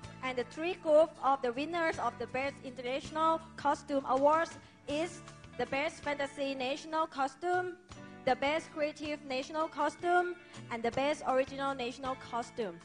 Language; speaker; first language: English; non-native, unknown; Thai